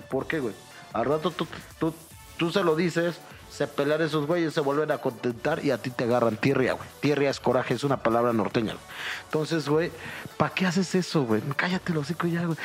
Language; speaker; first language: Spanish; native; Spanish